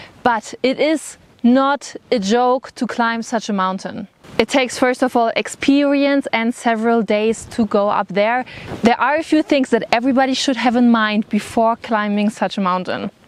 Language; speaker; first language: English; non-native, fluent; German